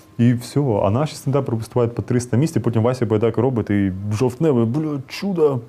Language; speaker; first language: Ukrainian; non-native, local second language; Russian